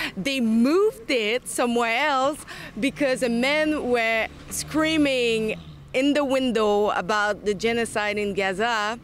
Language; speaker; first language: English; non-native, fluent; French